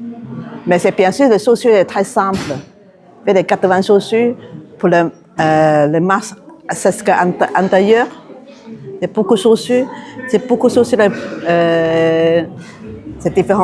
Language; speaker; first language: French; non-native, learner; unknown